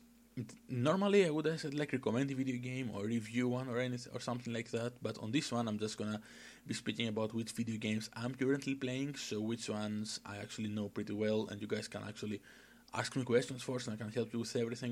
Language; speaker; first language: English; non-native, fluent; Greek